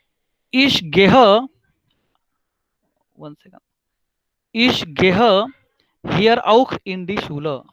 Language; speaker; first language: German; non-native, fluent; Hindi